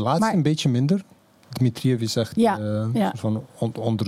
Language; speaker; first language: Dutch; non-native, fluent; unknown